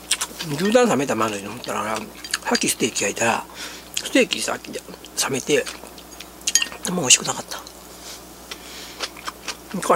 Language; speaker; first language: Japanese; native; Japanese